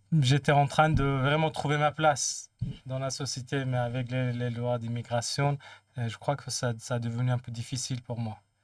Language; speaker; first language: French; non-native, fluent; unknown